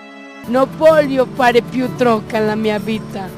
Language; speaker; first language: Italian; non-native, learner; Spanish